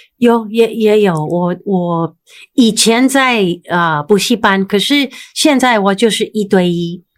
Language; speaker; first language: Chinese; non-native, fluent; English